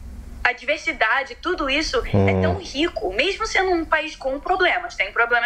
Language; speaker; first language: Portuguese; early bilingual, heritage; Portuguese